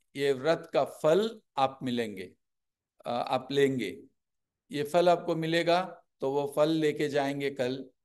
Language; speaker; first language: Hindi; non-native, local second language; Telugu